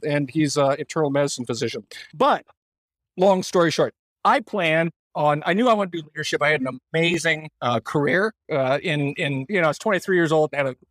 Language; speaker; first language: English; native; English